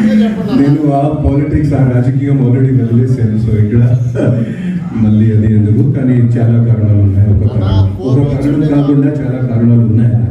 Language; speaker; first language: Telugu; non-native, fluent; Hindi